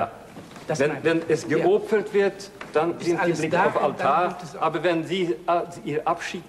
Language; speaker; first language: German; non-native, fluent; Swedish